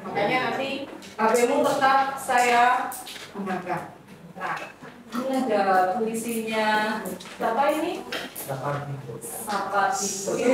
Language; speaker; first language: Indonesian; native; Indonesian